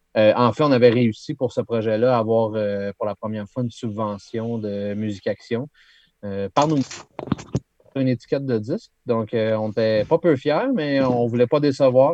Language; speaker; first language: French; native; French